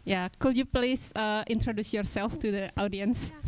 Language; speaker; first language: English; non-native, local second language; Indonesian